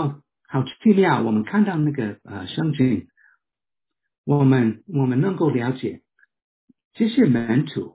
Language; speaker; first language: Chinese; non-native, fluent; English